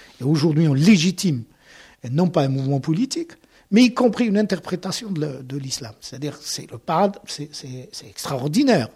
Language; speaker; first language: French; non-native, local second language; Arabic